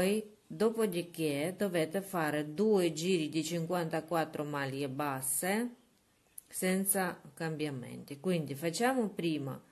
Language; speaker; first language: Italian; non-native, learner; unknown